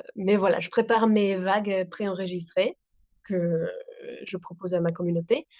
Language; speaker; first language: French; non-native, fluent; Spanish